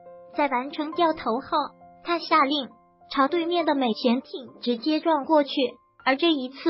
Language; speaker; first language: Chinese; native; Chinese